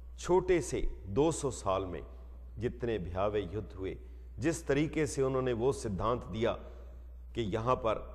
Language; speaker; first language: Hindi; non-native, local second language; Punjabi